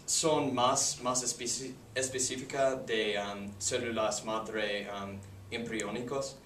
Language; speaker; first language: Spanish; non-native, learner; English